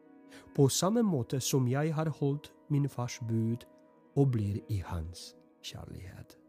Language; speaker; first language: Norwegian; non-native, fluent; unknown